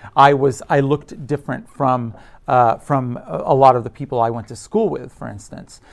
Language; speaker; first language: English; early bilingual, other home language; Arabic